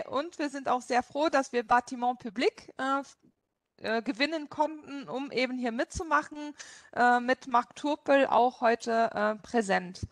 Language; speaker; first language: German; non-native, local second language; Luxembourgish